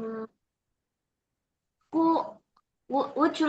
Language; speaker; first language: English; non-native, learner; Indonesian